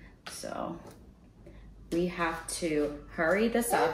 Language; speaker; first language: English; early bilingual, other home language; Russian